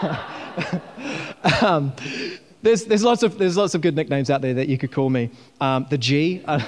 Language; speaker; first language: English; native; English